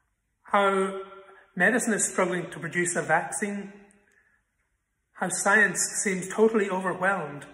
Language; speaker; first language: English; native; English